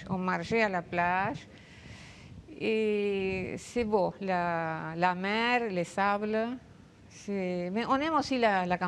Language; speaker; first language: French; non-native, fluent; Spanish